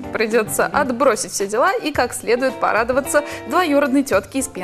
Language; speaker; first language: Russian; native; Russian